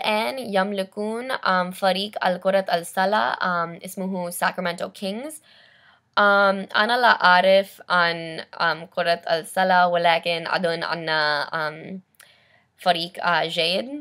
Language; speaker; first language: Arabic; non-native, learner; English